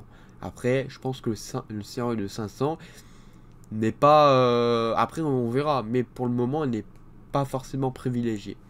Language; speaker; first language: French; native; French